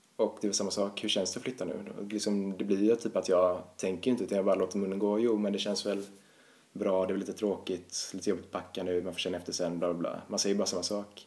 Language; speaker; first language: Swedish; native; Swedish